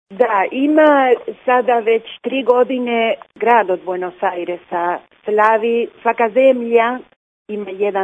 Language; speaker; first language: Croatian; early bilingual, heritage; Croatian